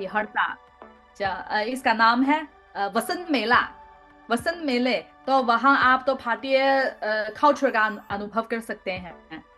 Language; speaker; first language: Hindi; non-native, learner; Chinese